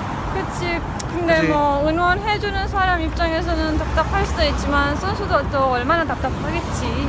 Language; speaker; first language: Korean; non-native, fluent; Romanian